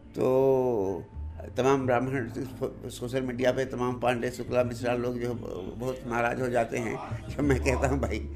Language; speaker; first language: Hindi; native; Hindi